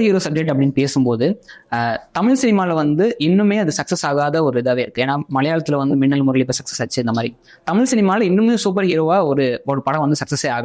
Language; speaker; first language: Tamil; native; Tamil